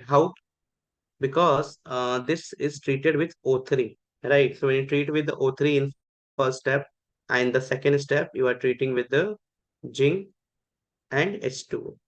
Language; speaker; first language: English; non-native, local second language; Hindi